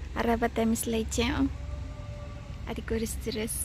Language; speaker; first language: Turkish; non-native, learner; Indonesian